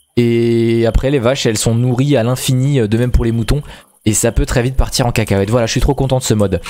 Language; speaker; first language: French; native; French